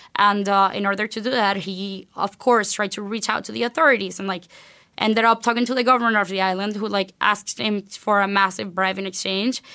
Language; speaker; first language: English; non-native, fluent; Spanish